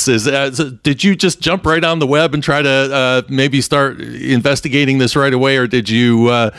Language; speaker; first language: English; native; English